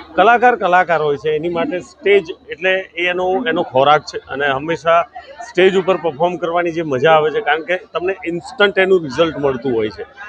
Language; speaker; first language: Gujarati; native; Gujarati